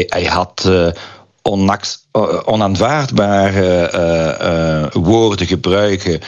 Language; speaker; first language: Dutch; non-native, local second language; French